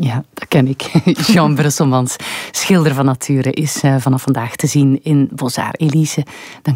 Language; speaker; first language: Dutch; native; Dutch